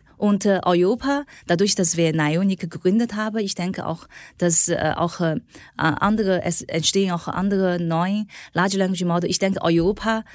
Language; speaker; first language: German; non-native, fluent; Chinese